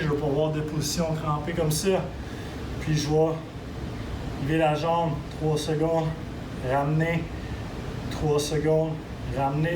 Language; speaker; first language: French; native; French